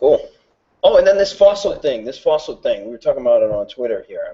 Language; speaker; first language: English; native; English